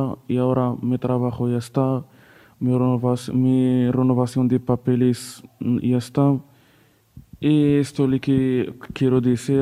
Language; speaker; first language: Spanish; non-native, learner; Arabic